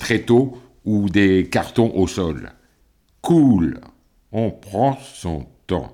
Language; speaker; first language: French; native; French